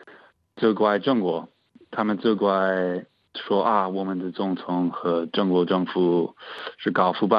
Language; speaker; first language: Chinese; non-native, fluent; English